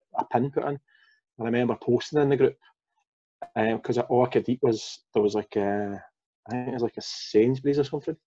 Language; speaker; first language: English; native; English